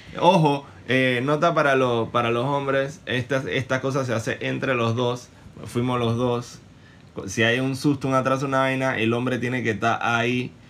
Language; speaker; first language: Spanish; native; Spanish